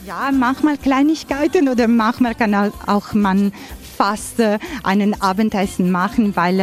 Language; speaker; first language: German; non-native, fluent; Italian